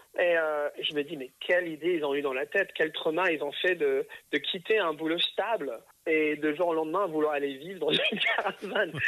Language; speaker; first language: French; early bilingual, other home language; English